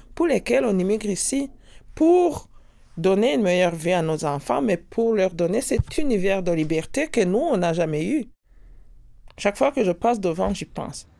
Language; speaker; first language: French; non-native, local second language; Kinyarwanda